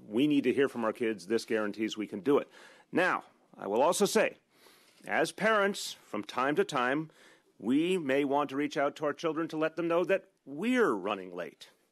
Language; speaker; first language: English; native; English